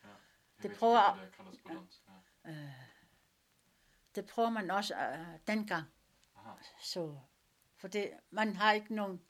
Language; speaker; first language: Danish; non-native, local second language; Kalaallisut